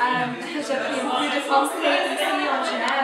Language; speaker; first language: French; non-native, learner; English